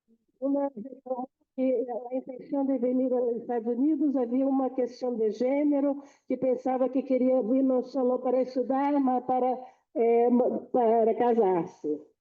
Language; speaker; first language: Portuguese; non-native, fluent; Spanish